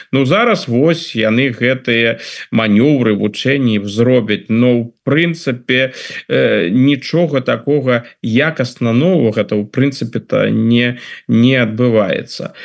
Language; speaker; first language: Belarusian; non-native, local second language; Russian